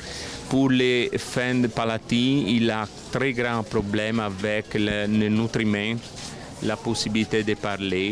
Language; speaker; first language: French; non-native, learner; Italian